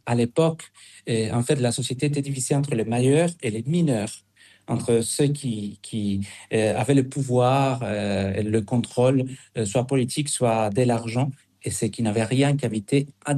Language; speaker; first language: French; non-native, fluent; Spanish